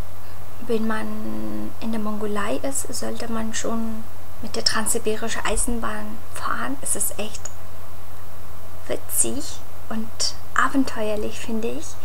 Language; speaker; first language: German; non-native, fluent; Mongolian